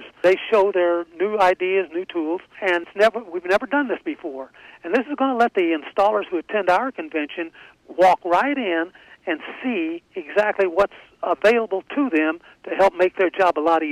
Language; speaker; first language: English; native; English